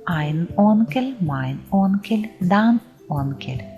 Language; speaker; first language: German; non-native, fluent; Ukrainian